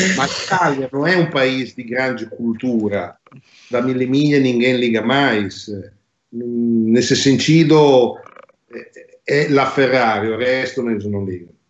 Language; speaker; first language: Portuguese; non-native, fluent; Italian